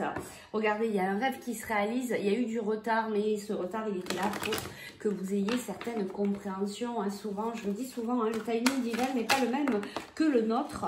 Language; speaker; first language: French; native; French